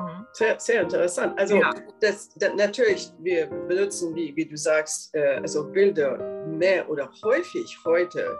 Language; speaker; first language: German; non-native, fluent; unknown